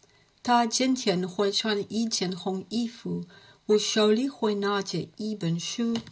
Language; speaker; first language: Chinese; non-native, learner; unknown